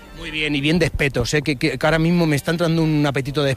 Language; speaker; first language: Spanish; native; Spanish